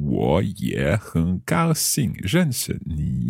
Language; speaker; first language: Chinese; non-native, learner; English